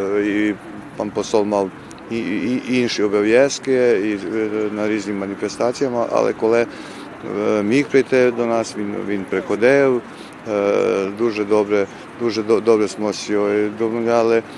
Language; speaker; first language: Ukrainian; early bilingual, heritage; Ukrainian